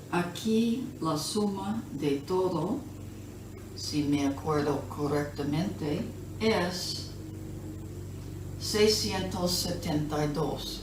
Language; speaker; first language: Spanish; non-native, fluent; English